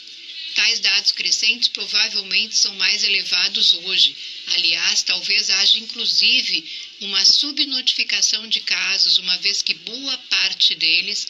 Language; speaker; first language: Portuguese; native; Portuguese